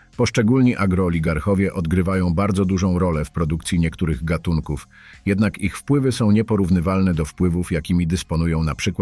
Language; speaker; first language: Polish; native; Polish